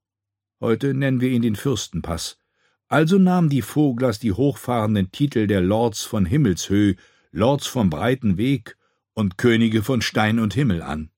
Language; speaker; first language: German; native; German